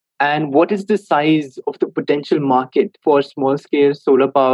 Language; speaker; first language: English; non-native, local second language; Hindi